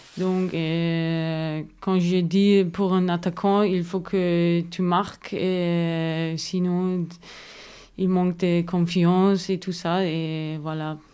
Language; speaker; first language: French; non-native, learner; German